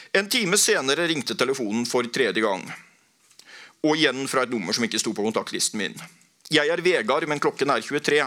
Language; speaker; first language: Norwegian; native; Norwegian